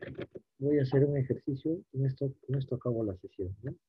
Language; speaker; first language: Spanish; native; Spanish